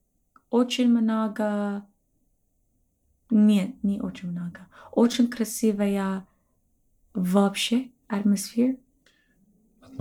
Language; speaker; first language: Russian; non-native, learner; English